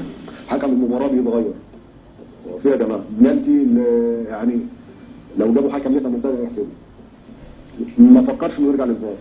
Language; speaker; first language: Arabic; native; Arabic